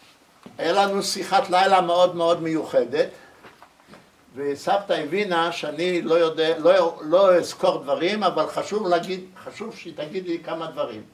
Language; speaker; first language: Hebrew; early bilingual, other home language; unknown